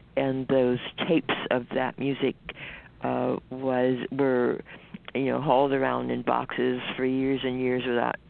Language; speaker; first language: English; native; English